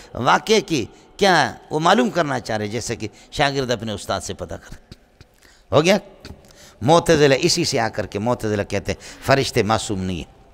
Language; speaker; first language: Urdu; non-native, local second language; Brahui